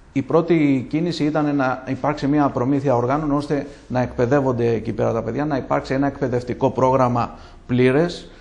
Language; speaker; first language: Greek; native; Greek